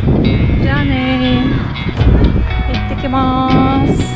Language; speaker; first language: Japanese; non-native, learner; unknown